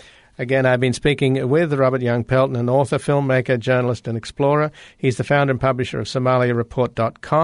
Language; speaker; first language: English; native; English